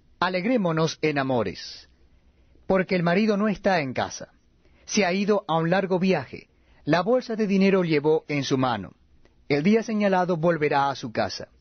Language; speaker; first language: Spanish; native; Spanish